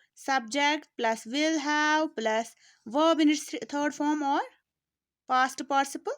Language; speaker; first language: English; non-native, local second language; Urdu